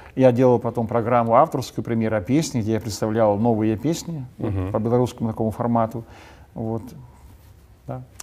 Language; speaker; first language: Russian; non-native, local second language; Ukrainian